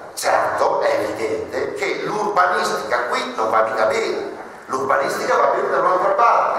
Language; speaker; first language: Italian; native; Italian